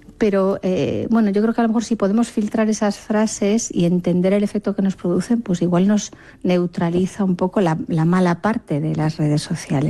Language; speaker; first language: Spanish; native; Spanish